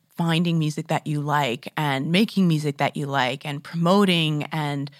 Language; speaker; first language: English; native; English